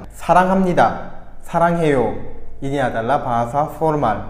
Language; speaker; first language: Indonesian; non-native, fluent; Korean